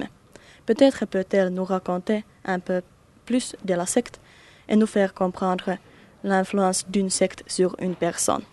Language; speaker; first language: French; non-native, learner; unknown